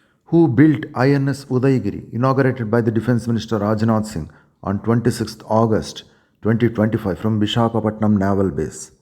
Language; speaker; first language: English; non-native, local second language; Telugu